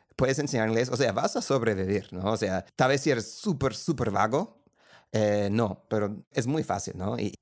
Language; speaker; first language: Spanish; non-native, fluent; English